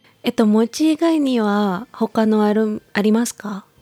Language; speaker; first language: Japanese; non-native, learner; Indonesian